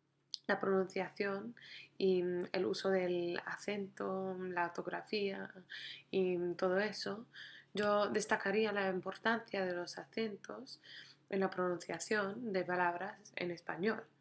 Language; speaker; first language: Spanish; non-native, fluent; English